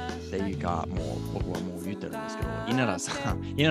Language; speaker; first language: Japanese; non-native, fluent; English